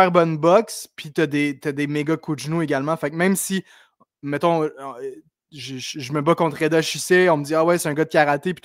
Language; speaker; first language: French; native; French